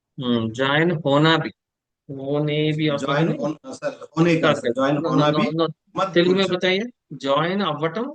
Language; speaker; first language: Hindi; non-native, local second language; Telugu